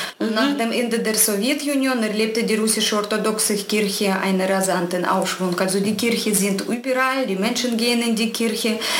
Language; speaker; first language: German; non-native, fluent; Russian